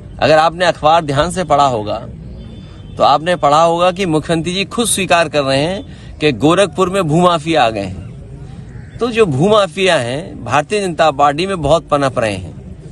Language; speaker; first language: Hindi; native; Hindi